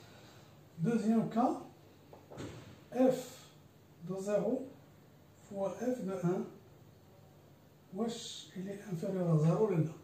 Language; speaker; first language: French; non-native, local second language; Arabic